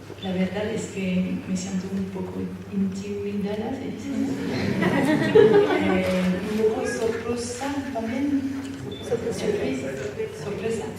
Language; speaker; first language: Spanish; non-native, learner; French